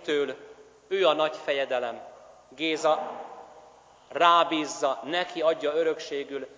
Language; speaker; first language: Hungarian; native; Hungarian